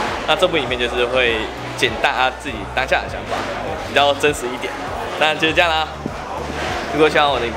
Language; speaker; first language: Chinese; native; Chinese